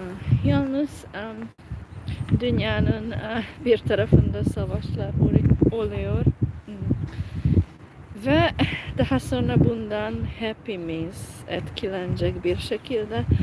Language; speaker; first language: Turkish; non-native, fluent; Hungarian